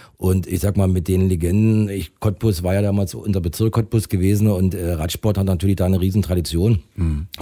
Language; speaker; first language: German; native; German